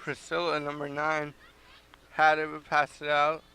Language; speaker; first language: English; native; English